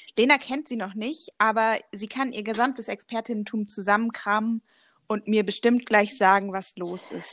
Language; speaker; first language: German; native; German